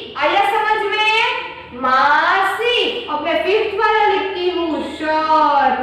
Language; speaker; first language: Hindi; non-native, local second language; Gujarati